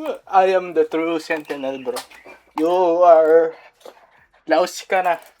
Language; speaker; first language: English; non-native, local second language; Filipino